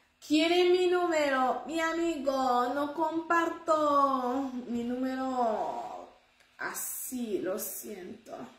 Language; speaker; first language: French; non-native, local second language; Haitian Creole